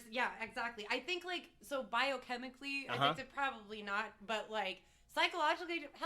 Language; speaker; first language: English; native; English